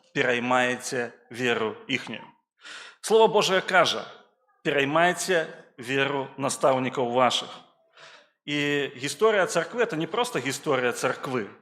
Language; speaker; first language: Belarusian; native; Belarusian